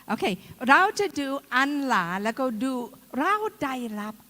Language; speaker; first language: Thai; non-native, fluent; English